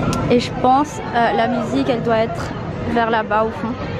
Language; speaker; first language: French; native; French